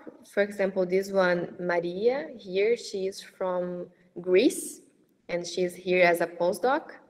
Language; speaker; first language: English; non-native, fluent; Portuguese